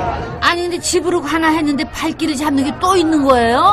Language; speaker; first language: Korean; native; Korean